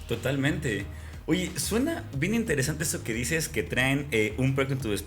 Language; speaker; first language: Spanish; native; Spanish